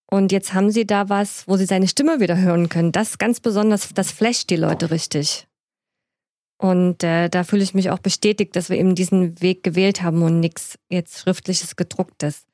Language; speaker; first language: German; native; German